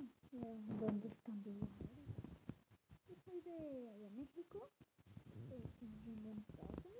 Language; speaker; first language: Spanish; early bilingual, other home language; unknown